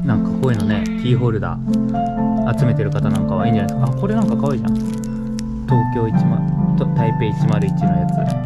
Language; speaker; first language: Japanese; native; Japanese